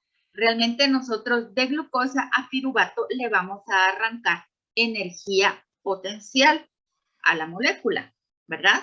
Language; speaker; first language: Spanish; native; Spanish